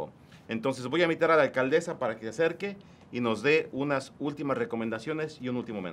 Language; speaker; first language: Spanish; native; Spanish